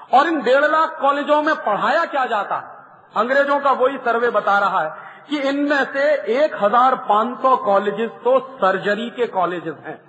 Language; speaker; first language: Hindi; native; Hindi